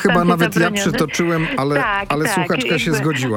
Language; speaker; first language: Polish; native; Polish